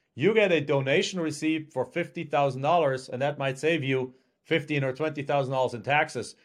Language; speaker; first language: English; non-native, fluent; German